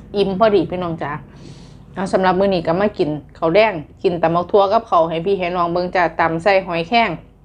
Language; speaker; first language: Thai; native; Thai